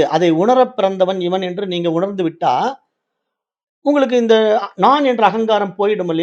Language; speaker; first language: Tamil; native; Tamil